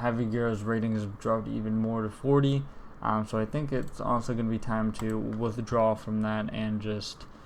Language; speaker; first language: English; native; English